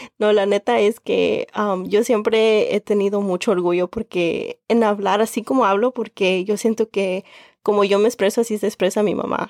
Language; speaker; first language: Spanish; early bilingual, heritage; Spanish